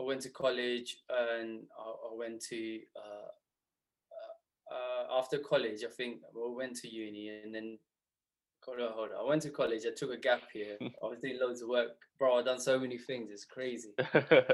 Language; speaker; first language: English; native; English